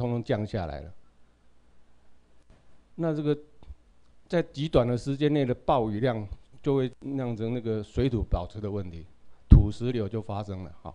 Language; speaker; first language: Chinese; non-native, local second language; Min Nan Chinese